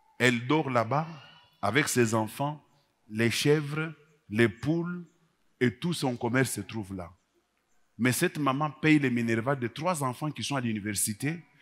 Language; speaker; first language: French; non-native, local second language; Swahili